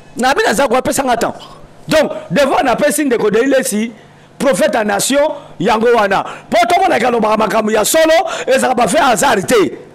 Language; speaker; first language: Lingala; native; Lingala